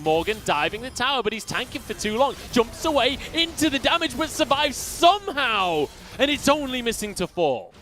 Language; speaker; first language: English; native; English